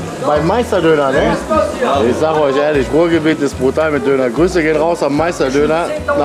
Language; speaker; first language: German; native; German